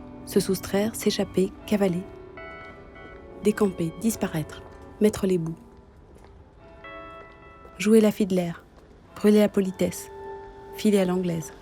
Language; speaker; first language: French; native; French